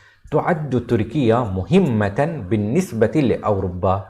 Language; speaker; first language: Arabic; non-native, fluent; Urdu